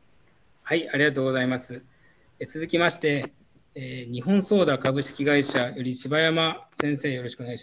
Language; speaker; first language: Japanese; native; Japanese